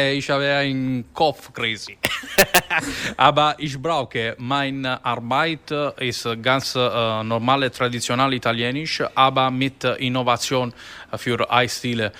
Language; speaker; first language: German; non-native, learner; Italian